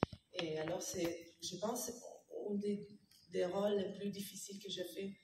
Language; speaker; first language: French; non-native, learner; Italian